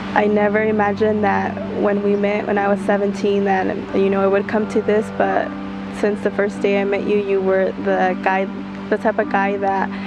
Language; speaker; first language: English; early bilingual, other home language; Spanish